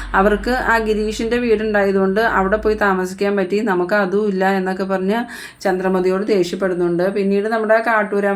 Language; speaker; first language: Malayalam; native; Malayalam